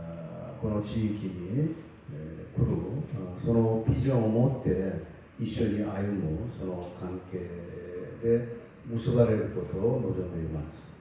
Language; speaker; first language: Japanese; non-native, fluent; Korean